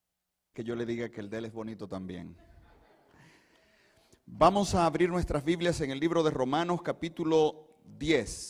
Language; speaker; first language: Spanish; native; Spanish